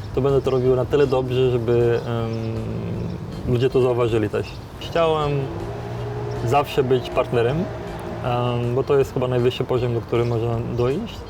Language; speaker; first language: Polish; non-native, fluent; Romanian